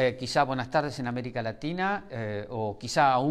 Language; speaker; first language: Spanish; native; Spanish